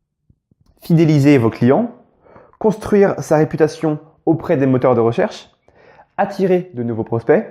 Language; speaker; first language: French; native; French